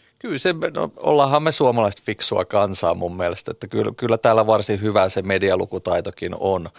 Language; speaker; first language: Finnish; native; Finnish